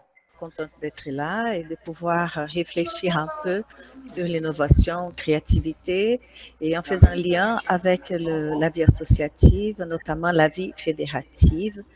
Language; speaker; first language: French; non-native, fluent; Portuguese